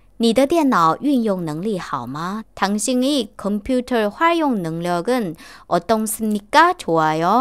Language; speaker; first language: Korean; non-native, fluent; Chinese